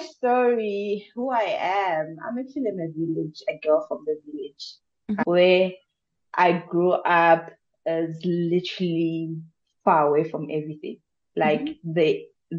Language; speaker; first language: English; non-native, local second language; Tsonga